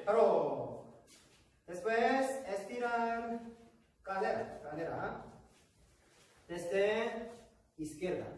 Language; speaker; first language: Spanish; non-native, learner; Korean